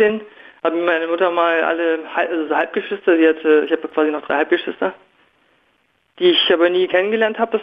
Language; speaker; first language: German; native; German